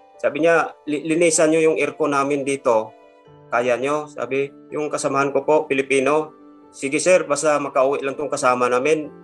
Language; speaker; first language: Filipino; non-native, local second language; Cebuano